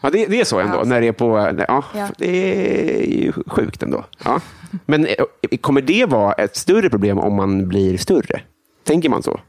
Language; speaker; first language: Swedish; native; Swedish